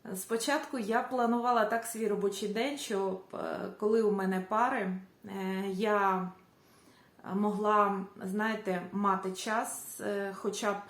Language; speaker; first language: Ukrainian; native; Ukrainian